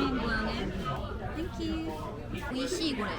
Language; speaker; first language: Japanese; non-native, fluent; Korean